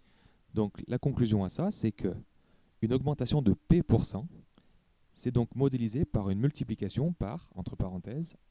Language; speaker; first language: French; native; French